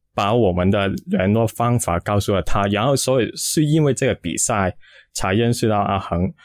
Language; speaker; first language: Chinese; non-native, local second language; Cantonese